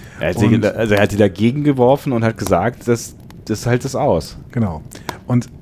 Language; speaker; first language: German; native; German